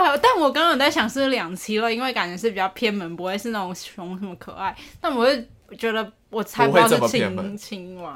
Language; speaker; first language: Chinese; native; Chinese